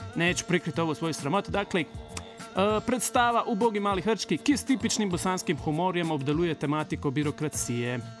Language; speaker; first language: Croatian; early bilingual, heritage; Bosnian